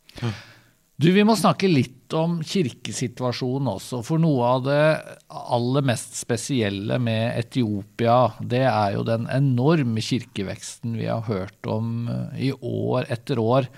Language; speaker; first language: Norwegian; native; Norwegian